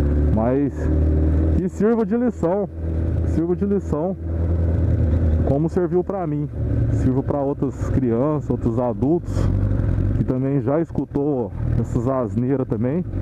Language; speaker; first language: Portuguese; native; Portuguese